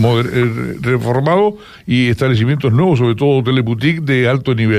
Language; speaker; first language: Spanish; native; Spanish